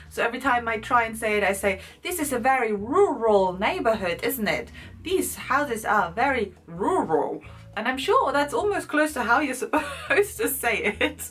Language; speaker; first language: English; non-native, fluent; German